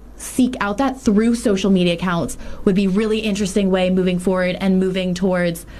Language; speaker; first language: English; native; English